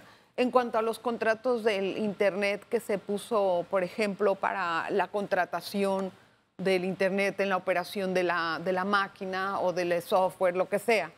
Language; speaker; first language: Spanish; native; Spanish